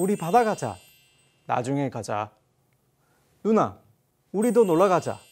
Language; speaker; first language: Korean; non-native, learner; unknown